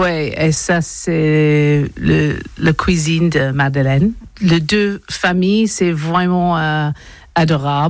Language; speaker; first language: French; non-native, learner; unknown